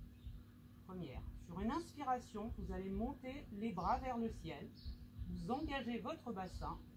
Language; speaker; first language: French; native; French